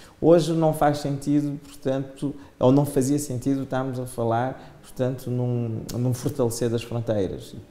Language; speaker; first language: Portuguese; non-native, local second language; Kabuverdianu